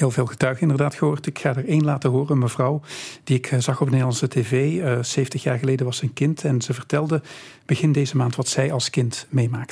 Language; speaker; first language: Dutch; native; Dutch